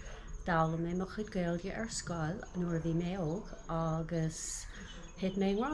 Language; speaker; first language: Irish; non-native, local second language; English